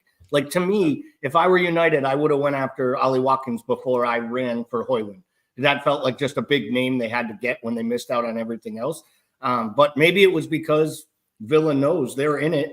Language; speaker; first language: English; native; English